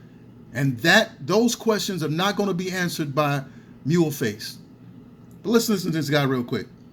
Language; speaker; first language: English; native; English